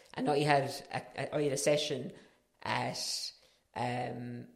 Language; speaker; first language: English; native; English